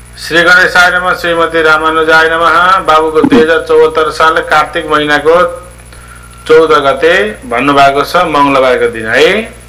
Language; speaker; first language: Nepali; native; Nepali